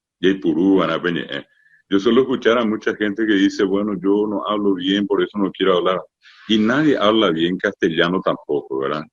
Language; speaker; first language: Spanish; non-native, local second language; Guarani